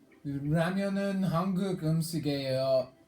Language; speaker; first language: Korean; non-native, learner; English